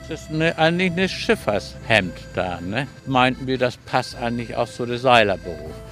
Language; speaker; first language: German; non-native, fluent; Spanish